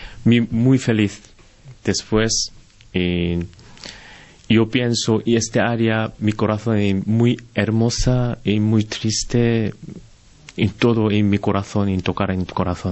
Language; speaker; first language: Spanish; non-native, learner; Korean